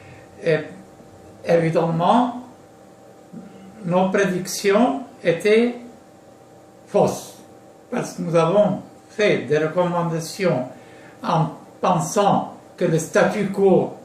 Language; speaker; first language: French; non-native, local second language; Arabic